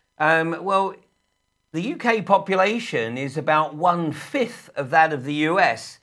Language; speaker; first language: English; native; English